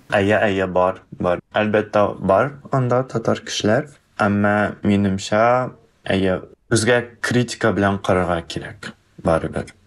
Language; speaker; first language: Tatar; early bilingual, heritage; Tatar